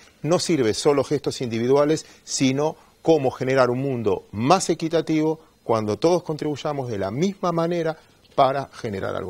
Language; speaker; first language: Spanish; native; Spanish